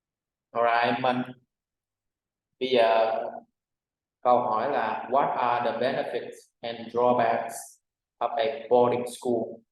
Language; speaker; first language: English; non-native, fluent; Vietnamese